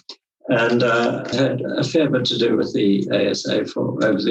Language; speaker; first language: English; native; English